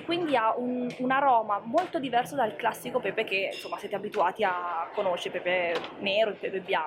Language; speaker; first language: Italian; native; Italian